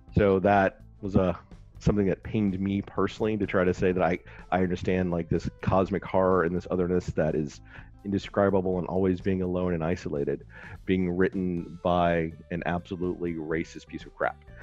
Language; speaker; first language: English; native; English